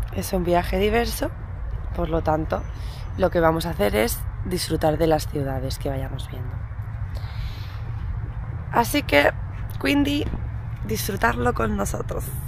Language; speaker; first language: Spanish; non-native, learner; Italian